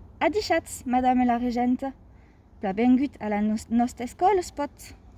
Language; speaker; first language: Occitan; non-native, local second language; French